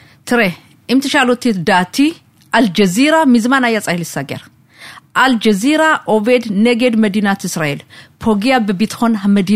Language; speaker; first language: Hebrew; non-native, fluent; Amharic